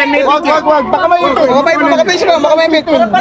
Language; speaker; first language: Filipino; native; Filipino